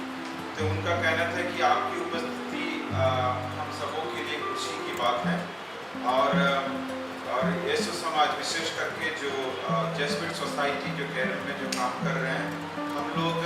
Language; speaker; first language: Hindi; native; Hindi